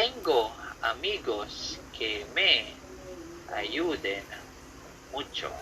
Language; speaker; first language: Spanish; non-native, fluent; Filipino